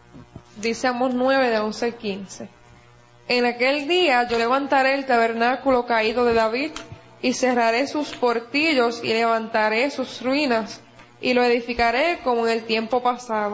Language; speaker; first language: Spanish; native; Spanish